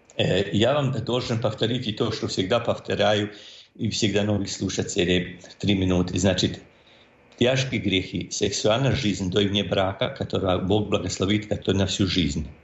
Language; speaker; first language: Russian; non-native, fluent; Croatian